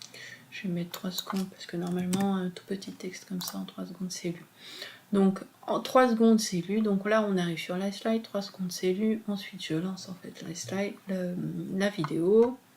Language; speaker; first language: French; native; French